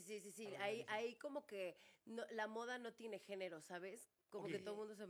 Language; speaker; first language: Spanish; native; Spanish